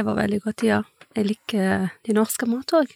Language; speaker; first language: Norwegian; early bilingual, other home language; Persian